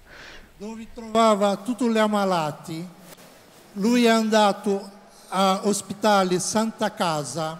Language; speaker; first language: Italian; non-native, learner; Portuguese